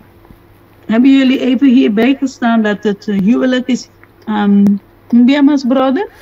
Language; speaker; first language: Dutch; non-native, local second language; Papiamento